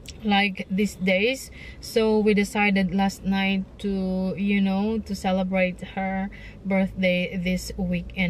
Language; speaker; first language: English; non-native, local second language; Filipino